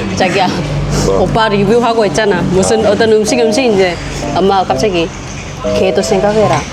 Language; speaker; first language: Korean; non-native, learner; Vietnamese